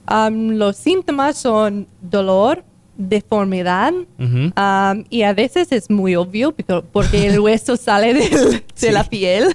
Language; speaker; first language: Spanish; non-native, learner; English